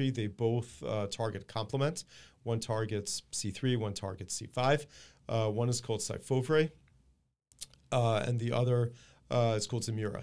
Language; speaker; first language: English; native; English